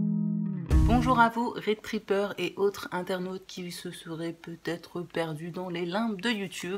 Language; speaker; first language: French; native; French